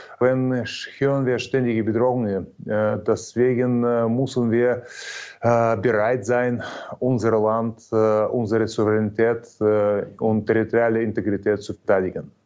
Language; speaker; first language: German; non-native, learner; Ukrainian